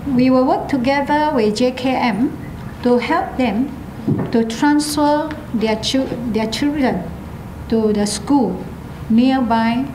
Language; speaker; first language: English; non-native, local second language; Malay